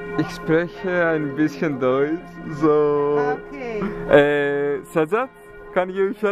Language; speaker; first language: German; non-native, learner; Greek